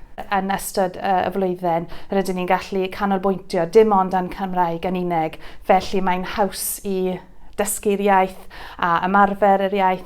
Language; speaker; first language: Welsh; non-native, learner; English